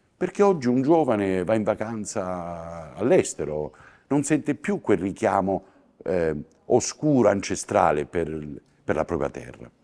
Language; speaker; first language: Italian; native; Italian